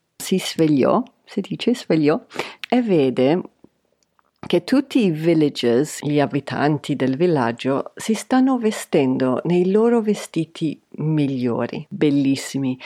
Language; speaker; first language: Italian; non-native, fluent; English